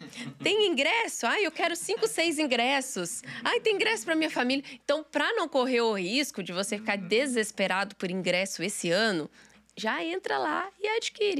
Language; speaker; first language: Portuguese; native; Portuguese